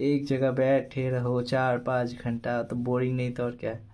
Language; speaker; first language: Hindi; non-native, local second language; Bangla